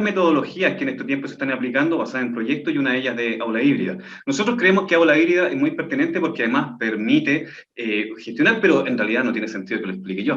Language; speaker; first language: Spanish; native; Spanish